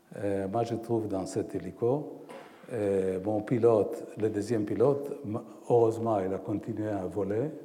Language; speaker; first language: French; non-native, fluent; Hebrew